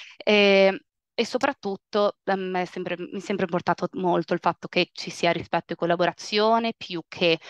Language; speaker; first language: Italian; native; Italian